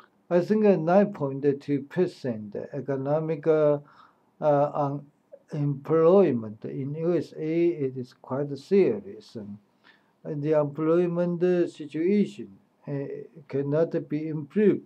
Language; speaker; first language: English; non-native, learner; Chinese